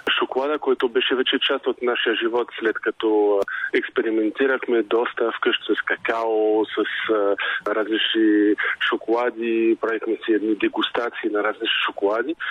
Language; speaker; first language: Bulgarian; non-native, fluent; French